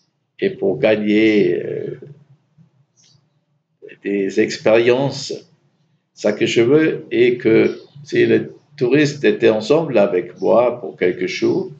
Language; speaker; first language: French; non-native, fluent; German